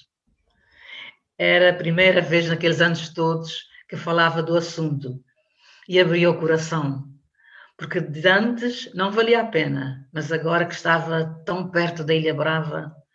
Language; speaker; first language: Portuguese; non-native, local second language; Kabuverdianu